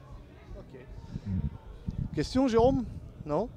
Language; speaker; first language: French; native; French